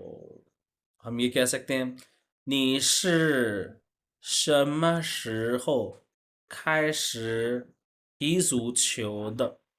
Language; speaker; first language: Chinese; non-native, fluent; Urdu